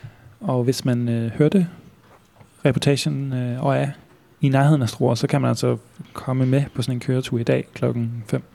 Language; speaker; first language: Danish; native; Danish